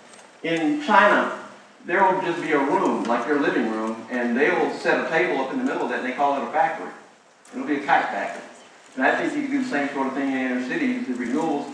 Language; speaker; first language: English; native; English